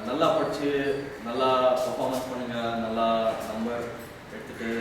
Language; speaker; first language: Tamil; non-native, local second language; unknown